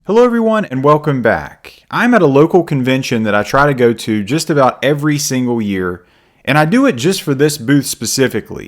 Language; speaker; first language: English; native; English